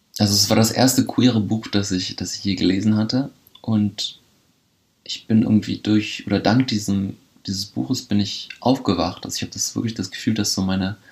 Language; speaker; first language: German; early bilingual, other home language; Polish